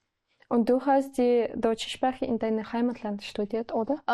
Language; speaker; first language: German; non-native, learner; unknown